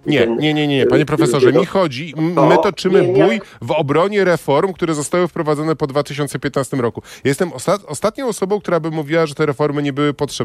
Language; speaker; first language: Polish; native; Polish